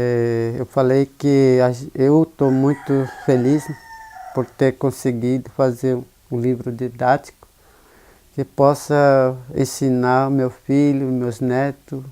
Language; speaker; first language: Portuguese; non-native, local second language; Guarani